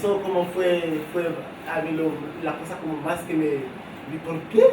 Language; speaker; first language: Spanish; non-native, fluent; Haitian Creole